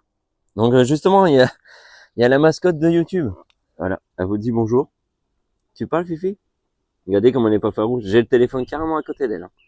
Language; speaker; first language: French; native; French